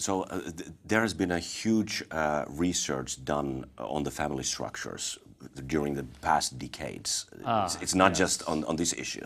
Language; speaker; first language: English; non-native, fluent; Finnish